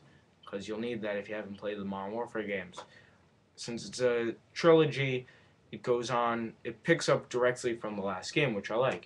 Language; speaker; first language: English; native; English